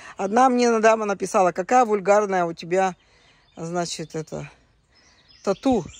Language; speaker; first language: Russian; native; Russian